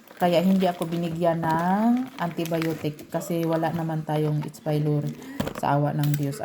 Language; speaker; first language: Filipino; non-native, local second language; Cebuano